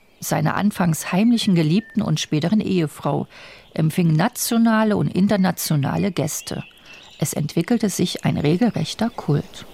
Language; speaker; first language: German; native; German